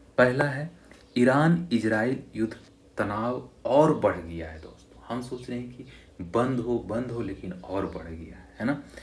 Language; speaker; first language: Hindi; native; Hindi